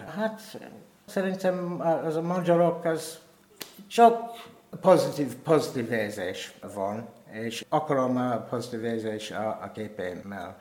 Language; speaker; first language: Hungarian; non-native, learner; English